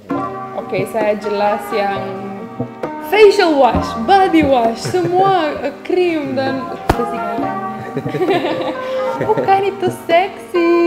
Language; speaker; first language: Indonesian; non-native, fluent; Romanian